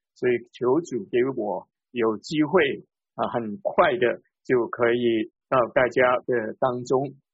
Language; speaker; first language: Chinese; non-native, local second language; Cantonese